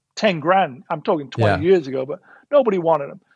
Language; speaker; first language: English; native; English